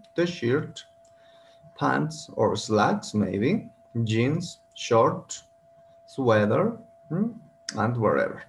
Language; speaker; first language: English; non-native, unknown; Spanish